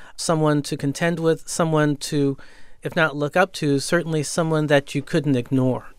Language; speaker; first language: English; native; English